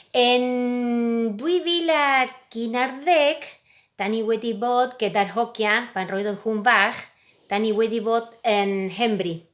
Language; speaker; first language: Welsh; non-native, fluent; Spanish